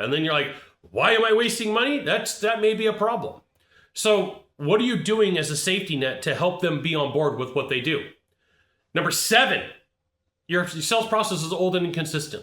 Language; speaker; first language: English; native; English